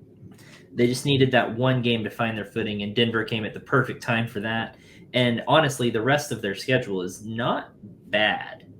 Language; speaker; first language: English; native; English